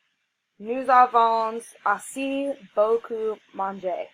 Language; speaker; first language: French; non-native, learner; English